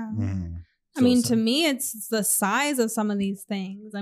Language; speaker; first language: English; native; English